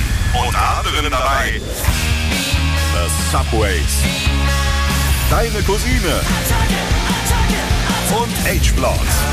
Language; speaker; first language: German; native; German